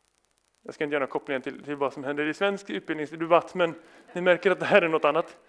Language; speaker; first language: Swedish; native; Swedish